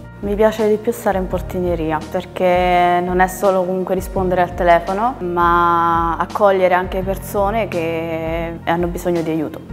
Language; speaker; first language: Italian; native; Italian